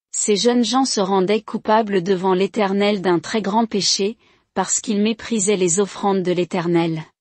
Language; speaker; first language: French; non-native, local second language; Rundi